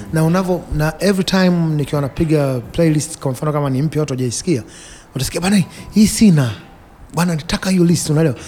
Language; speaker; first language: Swahili; native; Swahili